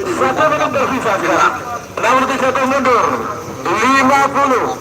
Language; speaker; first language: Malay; non-native, local second language; Madurese